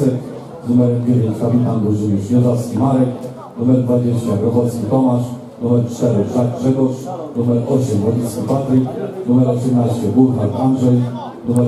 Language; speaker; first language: Polish; native; Polish